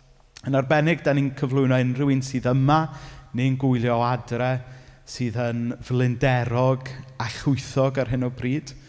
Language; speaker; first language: Welsh; native; Welsh